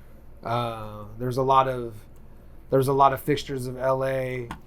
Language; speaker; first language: English; native; English